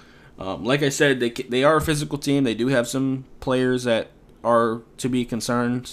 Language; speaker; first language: English; native; English